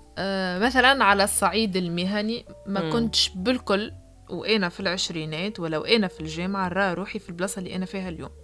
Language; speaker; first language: Arabic; native; Arabic